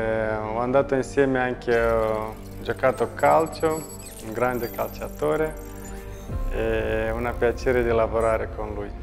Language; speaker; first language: Italian; non-native, learner; Romanian